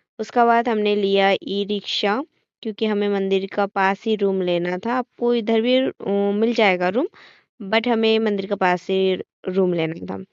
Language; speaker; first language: Hindi; non-native, local second language; Assamese